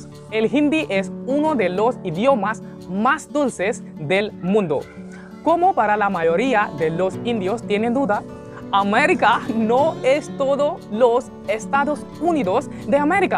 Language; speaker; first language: Spanish; non-native, learner; Hindi